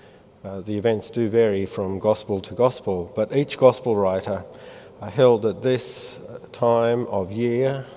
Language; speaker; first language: English; native; English